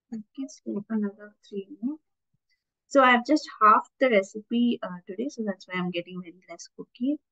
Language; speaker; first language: English; non-native, local second language; Tamil